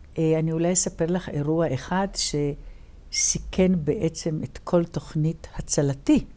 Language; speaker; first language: Hebrew; early bilingual, other home language; Polish